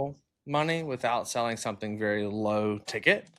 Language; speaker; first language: English; native; English